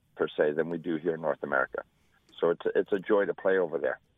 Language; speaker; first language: English; native; English